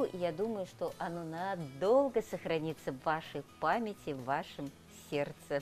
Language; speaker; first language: Russian; native; Russian